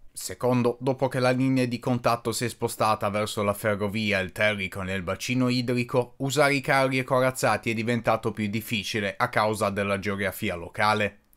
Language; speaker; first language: Italian; native; Italian